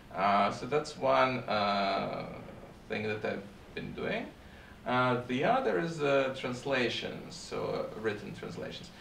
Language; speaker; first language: English; non-native, fluent; Russian